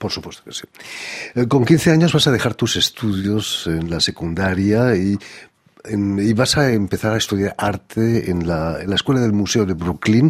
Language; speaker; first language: Spanish; native; Spanish